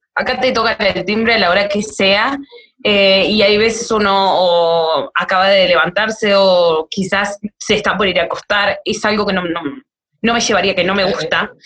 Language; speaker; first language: Spanish; native; Spanish